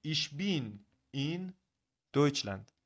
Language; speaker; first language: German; non-native, fluent; Persian